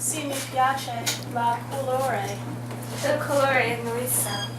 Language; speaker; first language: Italian; non-native, learner; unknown